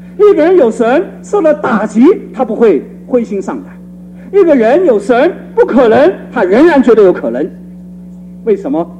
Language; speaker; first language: Chinese; non-native, local second language; Cantonese